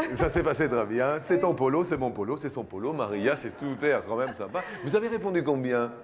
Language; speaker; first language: French; native; French